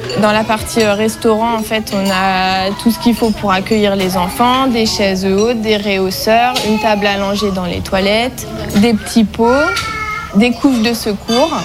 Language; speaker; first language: French; native; French